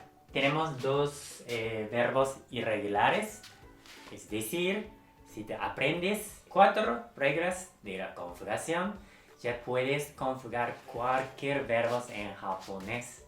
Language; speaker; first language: Spanish; non-native, fluent; Japanese